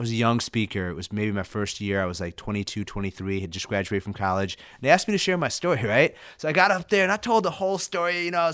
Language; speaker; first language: English; early bilingual, other home language; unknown